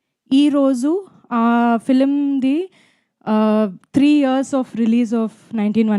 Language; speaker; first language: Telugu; non-native, fluent; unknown